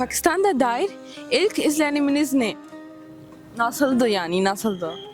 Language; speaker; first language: Turkish; non-native, learner; Urdu